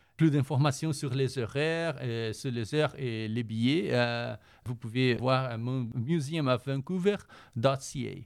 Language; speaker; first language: French; non-native, fluent; Portuguese